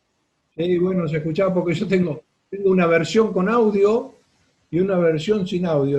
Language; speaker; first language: Spanish; native; Spanish